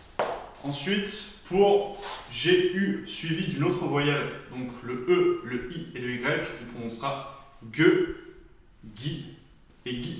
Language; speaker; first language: French; native; French